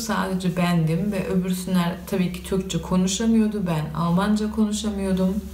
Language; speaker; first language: Turkish; early bilingual, heritage; Turkish